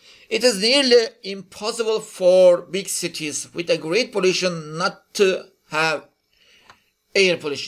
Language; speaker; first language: English; non-native, fluent; Turkish